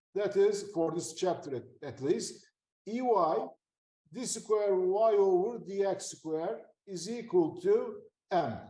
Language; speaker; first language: English; non-native, fluent; Turkish